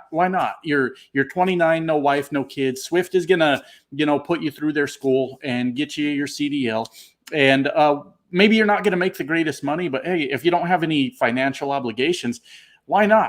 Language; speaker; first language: English; native; English